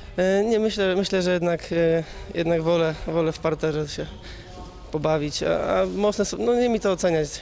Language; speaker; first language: Polish; native; Polish